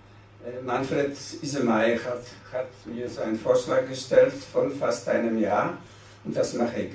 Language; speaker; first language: German; non-native, fluent; Polish